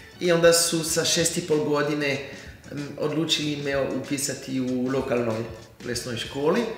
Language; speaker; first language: Croatian; non-native, fluent; French